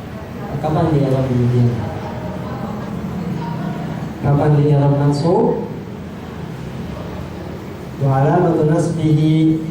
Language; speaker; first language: Arabic; non-native, fluent; Indonesian